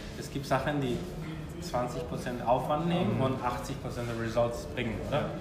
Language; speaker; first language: German; non-native, fluent; Spanish